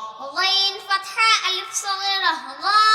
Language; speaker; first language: Arabic; non-native, learner; Bangla